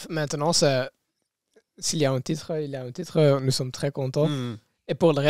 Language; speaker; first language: French; non-native, local second language; Dutch